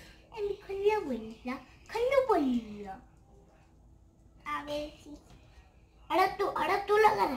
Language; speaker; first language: Spanish; early bilingual, heritage; Spanish